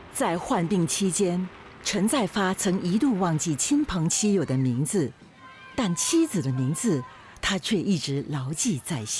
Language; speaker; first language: Chinese; native; Chinese